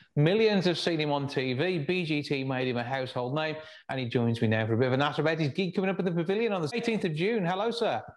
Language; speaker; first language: English; native; English